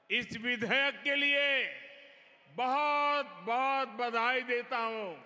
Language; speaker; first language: Hindi; non-native, local second language; Gujarati